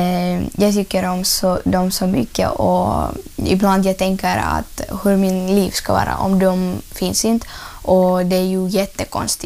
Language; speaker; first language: Swedish; non-native, learner; Russian